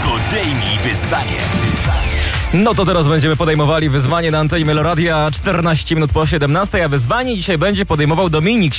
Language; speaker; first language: Polish; native; Polish